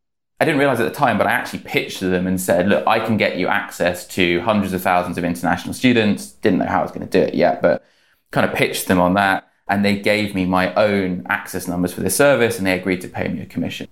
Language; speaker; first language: English; native; English